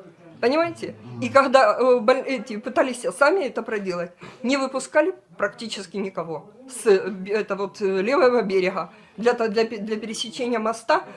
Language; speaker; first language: Russian; native; Russian